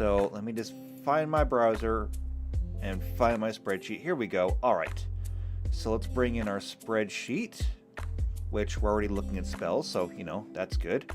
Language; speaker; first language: English; native; English